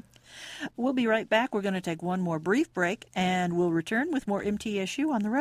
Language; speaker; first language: English; native; English